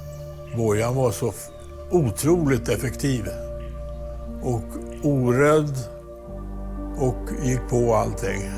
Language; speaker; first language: Swedish; native; Swedish